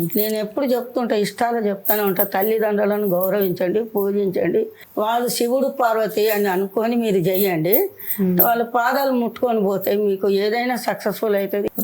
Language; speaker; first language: Telugu; non-native, local second language; Tamil